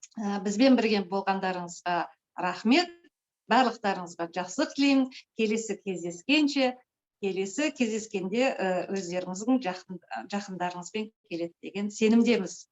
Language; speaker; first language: Kazakh; native; Kazakh